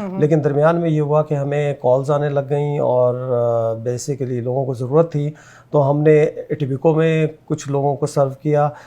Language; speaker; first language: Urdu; non-native, local second language; Pashto